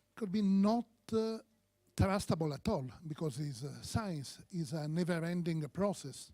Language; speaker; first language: English; non-native, fluent; Korean